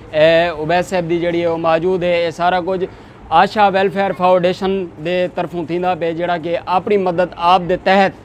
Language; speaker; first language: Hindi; non-native, local second language; Saraiki